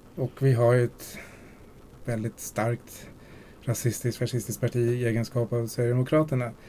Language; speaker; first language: Swedish; early bilingual, other home language; Spanish